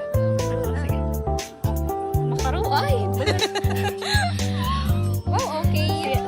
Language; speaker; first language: Filipino; native; Filipino